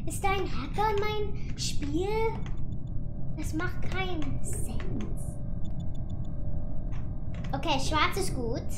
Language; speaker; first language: German; non-native, learner; English